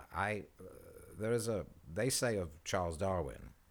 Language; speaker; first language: English; native; English